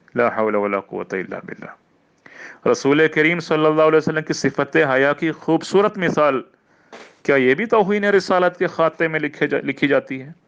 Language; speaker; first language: Urdu; non-native, fluent; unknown